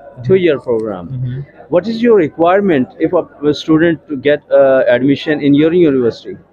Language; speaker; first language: English; non-native, local second language; Urdu